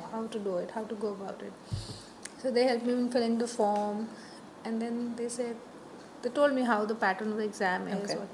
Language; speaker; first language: English; non-native, local second language; Hindi